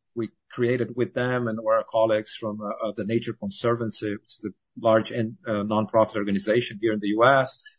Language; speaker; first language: English; non-native, fluent; Portuguese